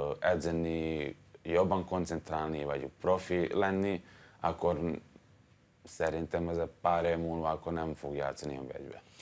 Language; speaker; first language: Hungarian; non-native, learner; Serbian